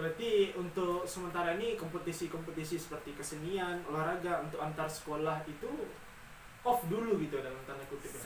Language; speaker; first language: Indonesian; native; Indonesian